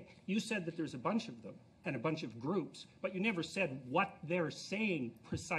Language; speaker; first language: English; native; English